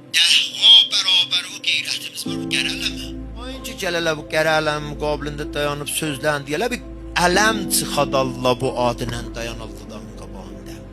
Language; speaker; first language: Azerbaijani; native; Azerbaijani